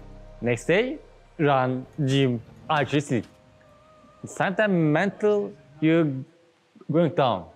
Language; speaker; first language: English; non-native, learner; Turkish